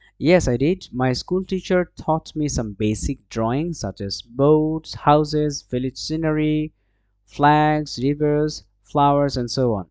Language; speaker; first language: English; non-native, local second language; Bangla